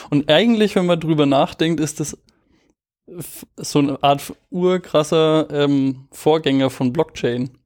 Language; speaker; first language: German; native; German